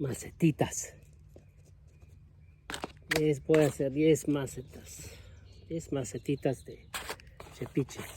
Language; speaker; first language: Spanish; non-native, fluent; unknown